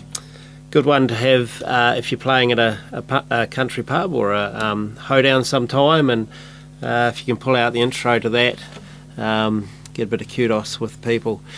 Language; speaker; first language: English; native; English